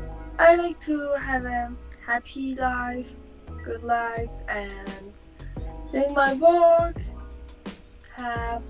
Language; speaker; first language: English; non-native, learner; Persian